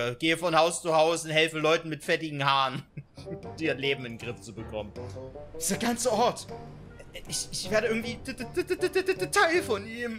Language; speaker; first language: German; native; German